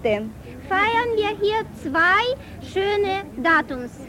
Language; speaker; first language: German; non-native, learner; Russian